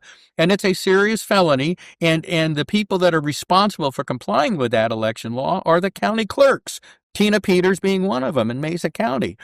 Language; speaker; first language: English; native; English